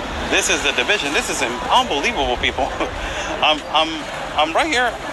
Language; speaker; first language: English; non-native, fluent; Spanish